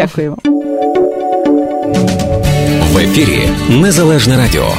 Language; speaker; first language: Ukrainian; native; Ukrainian